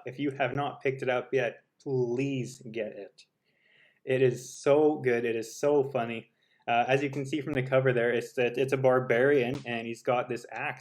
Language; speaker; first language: English; native; English